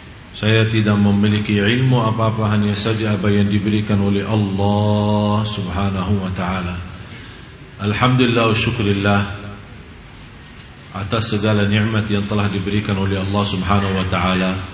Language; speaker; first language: Indonesian; non-native, fluent; Arabic